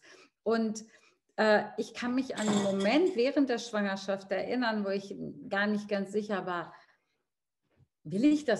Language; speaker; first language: German; native; German